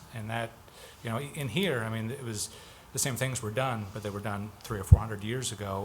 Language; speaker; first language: English; native; English